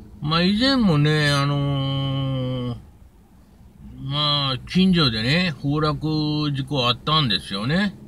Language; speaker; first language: Japanese; native; Japanese